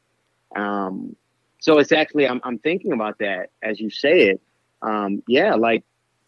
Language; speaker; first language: English; native; English